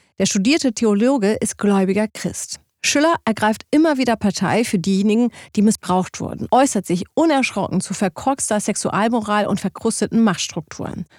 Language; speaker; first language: German; early bilingual, other home language; Arabic